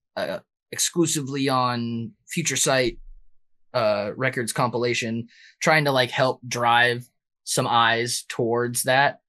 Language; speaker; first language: English; native; English